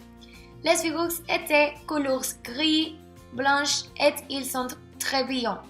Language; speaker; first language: French; non-native, learner; Spanish